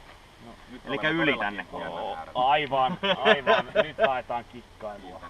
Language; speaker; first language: Finnish; native; Finnish